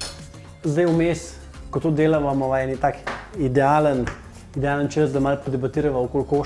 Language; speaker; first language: Slovenian; native; Slovenian